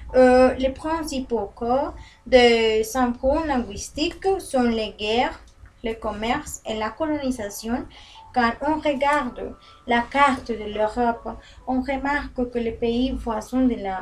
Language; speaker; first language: French; non-native, learner; Spanish